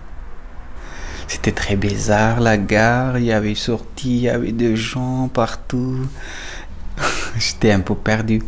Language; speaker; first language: French; non-native, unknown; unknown